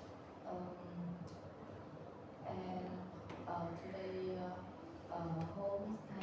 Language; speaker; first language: English; non-native, learner; Vietnamese